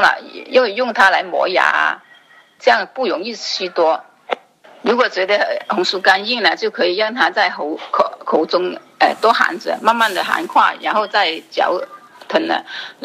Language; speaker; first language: Chinese; native; Chinese